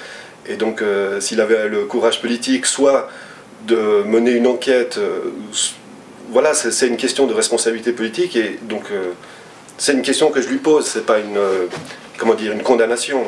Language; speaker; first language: French; native; French